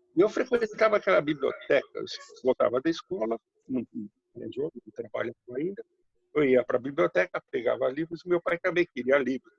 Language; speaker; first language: Portuguese; early bilingual, other home language; Hungarian